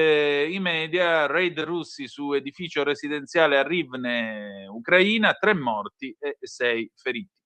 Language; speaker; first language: Italian; native; Italian